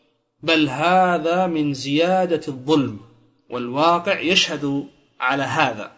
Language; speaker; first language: Arabic; native; Arabic